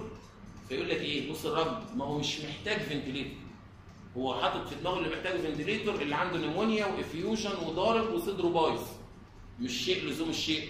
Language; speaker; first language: Arabic; native; Arabic